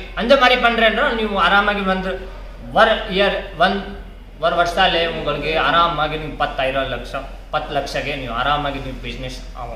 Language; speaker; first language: Tamil; non-native, learner; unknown